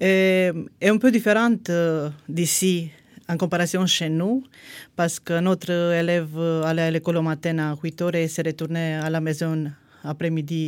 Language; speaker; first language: French; non-native, fluent; Romanian